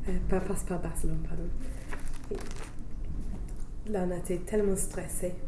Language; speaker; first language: French; non-native, learner; English